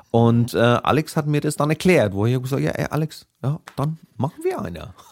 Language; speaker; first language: German; non-native, fluent; English